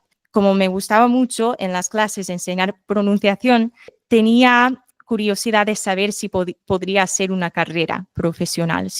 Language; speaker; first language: Spanish; non-native, fluent; English